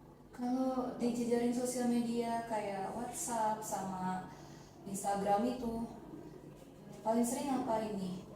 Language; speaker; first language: Indonesian; native; Indonesian